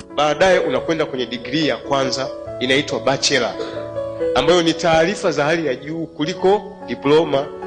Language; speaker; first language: Swahili; native; Swahili